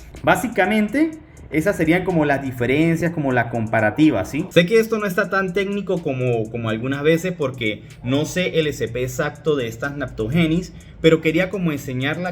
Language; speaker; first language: Spanish; native; Spanish